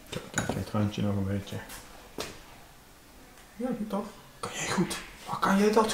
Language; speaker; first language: Dutch; native; Dutch